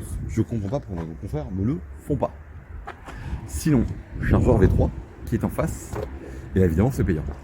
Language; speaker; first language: French; native; French